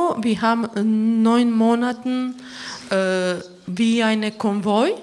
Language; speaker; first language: German; non-native, learner; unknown